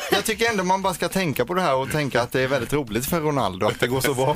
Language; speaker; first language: Swedish; native; Swedish